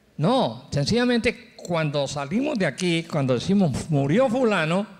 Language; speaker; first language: Spanish; native; Spanish